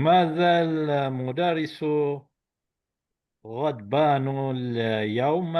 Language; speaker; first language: Arabic; non-native, learner; Malay